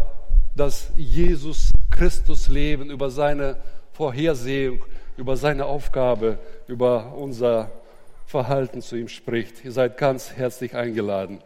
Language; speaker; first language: German; native; German